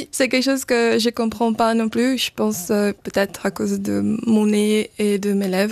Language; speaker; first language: French; early bilingual, other home language; Portuguese